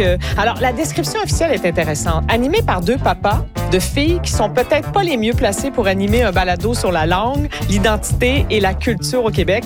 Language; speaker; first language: French; native; French